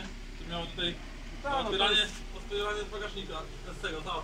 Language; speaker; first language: Polish; native; Polish